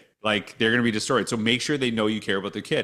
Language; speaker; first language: English; native; English